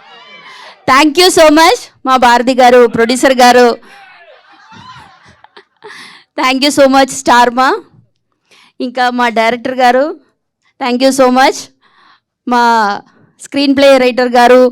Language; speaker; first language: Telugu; non-native, learner; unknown